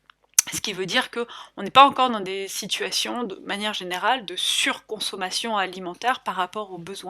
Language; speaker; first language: French; native; French